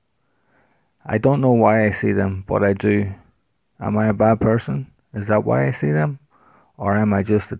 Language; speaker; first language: English; native; English